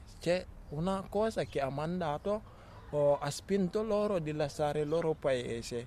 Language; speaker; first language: Italian; non-native, learner; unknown